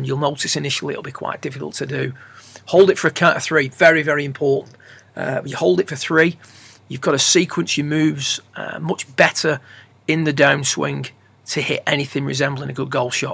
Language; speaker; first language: English; native; English